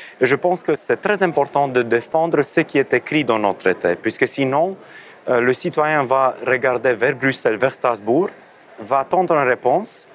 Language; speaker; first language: French; non-native, fluent; Romanian